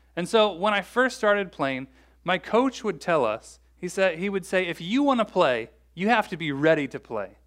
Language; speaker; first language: English; native; English